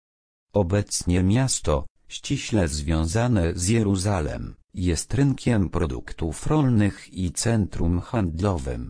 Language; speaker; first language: Polish; native; Polish